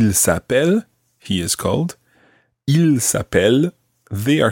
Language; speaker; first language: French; non-native, fluent; English